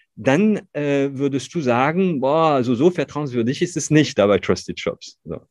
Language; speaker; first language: German; non-native, fluent; French